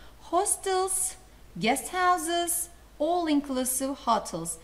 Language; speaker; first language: English; non-native, fluent; Turkish